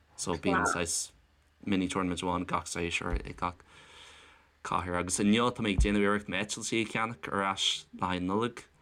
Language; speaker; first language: Irish; non-native, local second language; English